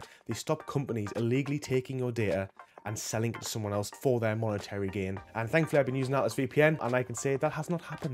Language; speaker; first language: English; native; English